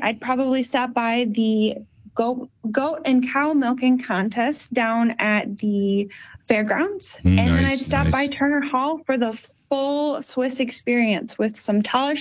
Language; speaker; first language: English; native; English